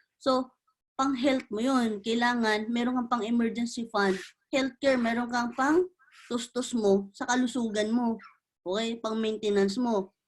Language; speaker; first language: Filipino; native; Filipino